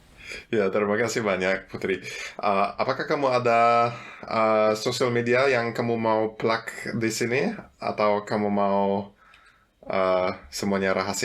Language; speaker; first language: Indonesian; non-native, fluent; German